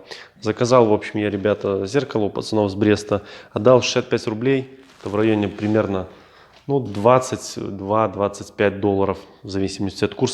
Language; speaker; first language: Russian; native; Russian